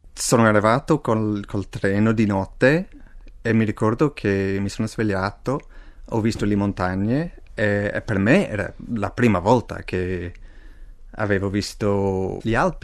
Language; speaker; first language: Italian; non-native, fluent; English